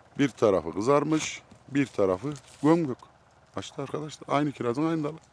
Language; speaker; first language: Turkish; native; Turkish